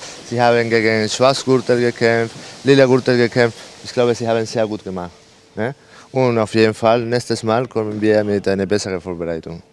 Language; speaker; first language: German; non-native, fluent; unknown